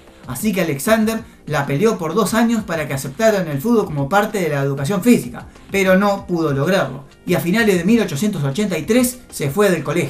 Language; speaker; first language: Spanish; native; Spanish